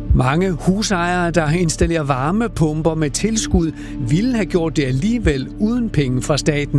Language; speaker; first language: Danish; native; Danish